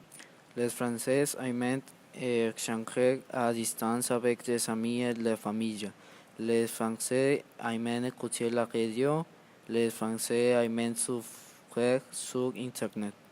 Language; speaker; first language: French; non-native, learner; Spanish